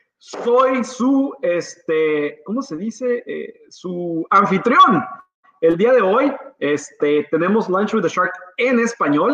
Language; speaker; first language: Spanish; early bilingual, heritage; Spanish